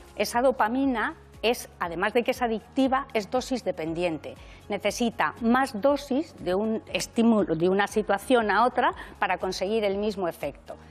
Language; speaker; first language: Spanish; native; Spanish